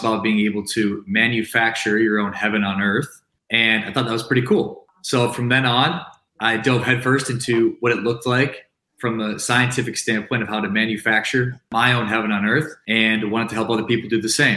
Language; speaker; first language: English; native; English